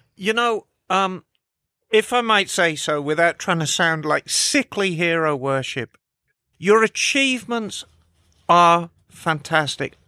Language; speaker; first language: English; native; English